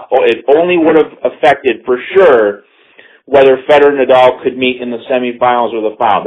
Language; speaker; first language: English; native; English